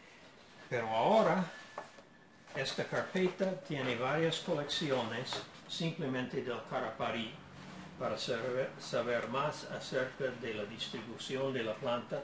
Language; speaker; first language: Spanish; non-native, fluent; English